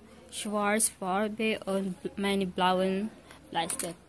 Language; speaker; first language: German; non-native, learner; Filipino